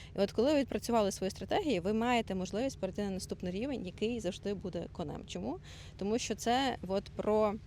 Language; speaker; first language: Ukrainian; non-native, local second language; Russian